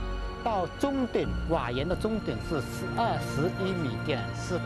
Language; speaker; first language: Chinese; native; Chinese